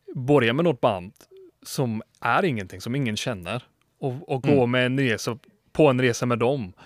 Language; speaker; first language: Swedish; non-native, fluent; English